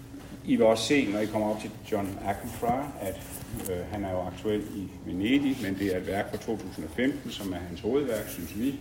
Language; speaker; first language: Danish; native; Danish